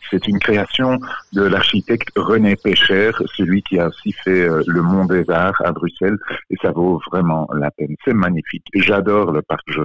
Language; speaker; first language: French; non-native, local second language; Dutch